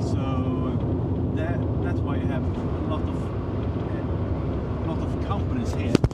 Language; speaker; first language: English; non-native, fluent; Swedish